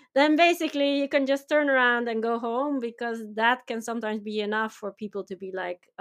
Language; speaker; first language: English; non-native, fluent; Dutch